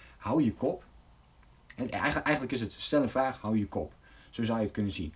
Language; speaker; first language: Dutch; native; Dutch